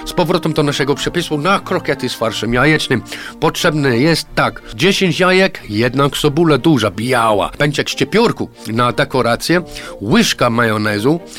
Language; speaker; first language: Polish; non-native, fluent; English